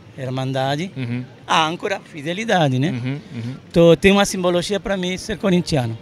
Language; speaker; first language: Portuguese; non-native, fluent; Arabic